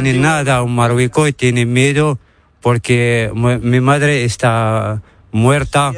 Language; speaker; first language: Spanish; non-native, learner; Arabic